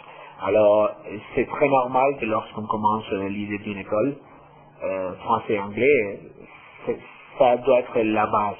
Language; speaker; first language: French; non-native, fluent; Spanish